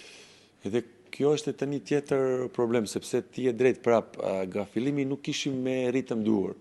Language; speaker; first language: Albanian; non-native, learner; Serbian